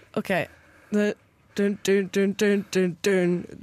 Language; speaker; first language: Norwegian; early bilingual, other home language; English